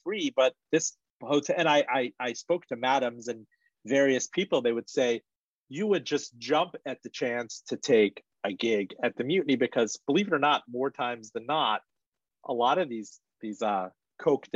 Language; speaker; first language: English; early bilingual, other home language; Persian